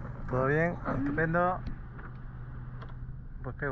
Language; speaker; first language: Spanish; native; Spanish